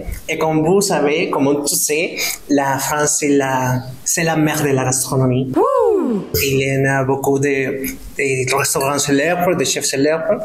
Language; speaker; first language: French; non-native, fluent; Spanish